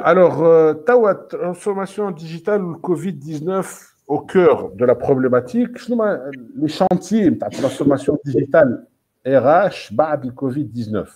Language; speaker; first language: French; non-native, local second language; Arabic